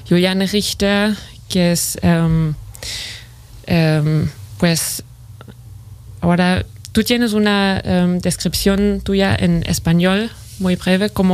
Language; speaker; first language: Spanish; non-native, fluent; German